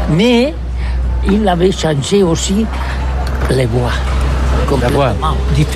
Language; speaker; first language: French; non-native, learner; Catalan